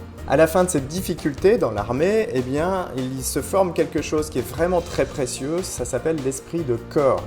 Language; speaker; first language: French; native; French